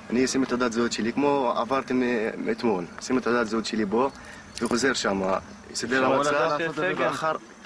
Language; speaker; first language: Hebrew; non-native, local second language; Arabic